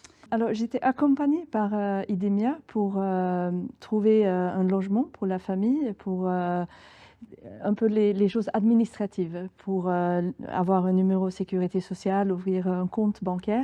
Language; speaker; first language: French; non-native, fluent; Swedish